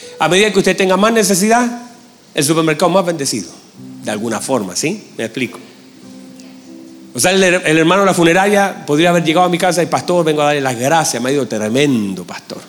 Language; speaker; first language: Spanish; native; Spanish